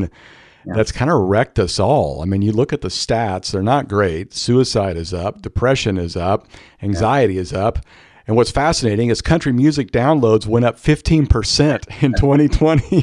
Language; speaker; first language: English; native; English